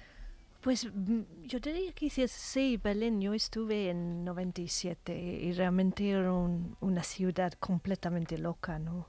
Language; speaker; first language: Spanish; non-native, fluent; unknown